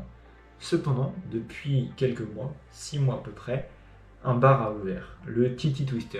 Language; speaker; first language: French; native; French